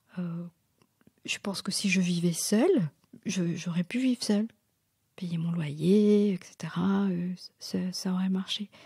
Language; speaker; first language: French; non-native, local second language; Morisyen